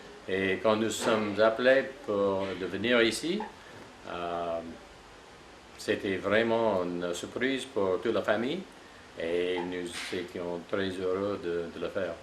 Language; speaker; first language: French; non-native, fluent; English